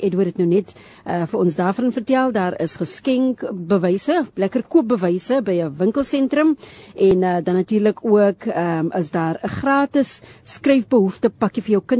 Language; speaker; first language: Afrikaans; early bilingual, heritage; Afrikaans